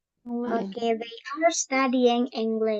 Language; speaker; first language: English; non-native, fluent; Indonesian